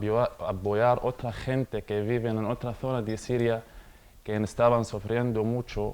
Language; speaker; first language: Spanish; non-native, learner; Arabic